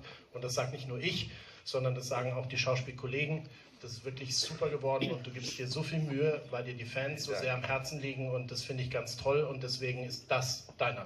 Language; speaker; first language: German; native; German